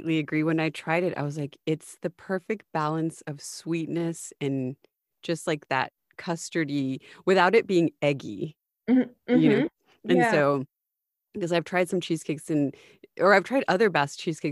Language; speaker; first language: English; native; English